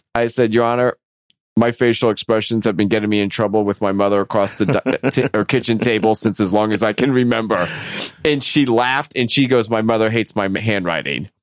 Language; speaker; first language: English; native; English